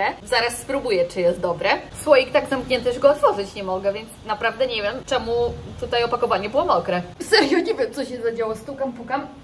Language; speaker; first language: Polish; native; Polish